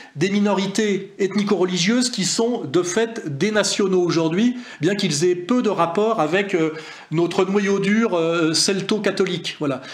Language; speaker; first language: French; native; French